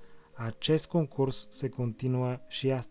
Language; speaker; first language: Romanian; non-native, fluent; Bulgarian